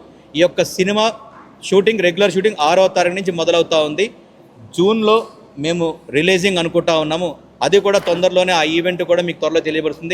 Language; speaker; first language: Telugu; native; Telugu